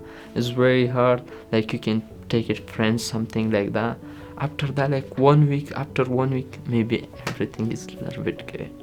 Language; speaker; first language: English; non-native, learner; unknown